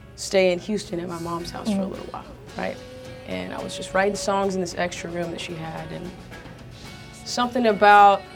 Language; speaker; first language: English; native; English